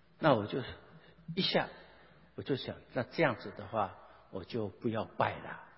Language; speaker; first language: Chinese; non-native, local second language; Hakka Chinese